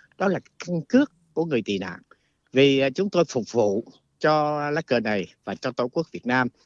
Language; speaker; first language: Vietnamese; native; Vietnamese